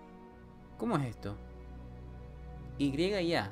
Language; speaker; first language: Spanish; native; Spanish